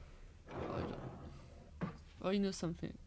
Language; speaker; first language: English; non-native, fluent; French